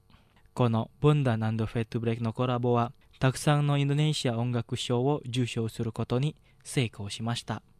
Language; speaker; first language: Japanese; non-native, learner; Indonesian